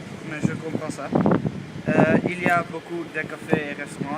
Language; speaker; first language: French; non-native, learner; Dutch